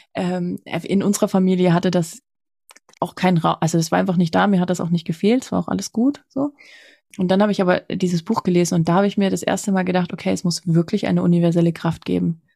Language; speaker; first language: German; native; German